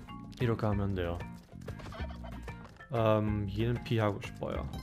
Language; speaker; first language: Korean; non-native, fluent; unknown